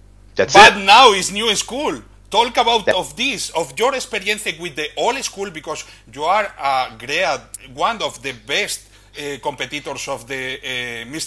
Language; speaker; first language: English; non-native, learner; Spanish